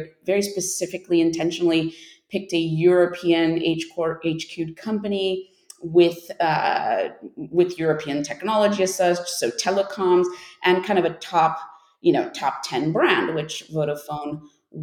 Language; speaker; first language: English; native; English